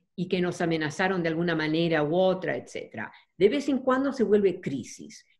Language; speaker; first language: Spanish; non-native, fluent; Dutch